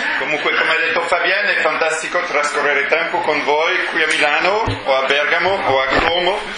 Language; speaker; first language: Italian; non-native, fluent; French